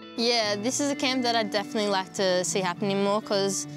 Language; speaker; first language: English; native; English